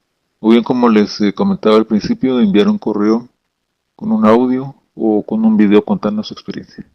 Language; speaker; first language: Spanish; native; Spanish